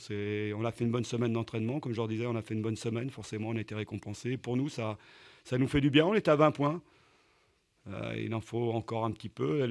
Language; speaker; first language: French; native; French